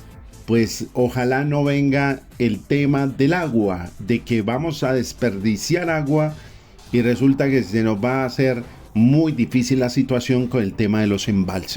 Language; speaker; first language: Spanish; native; Spanish